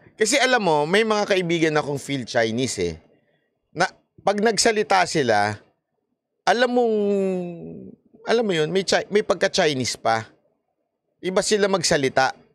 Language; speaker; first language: Filipino; native; Filipino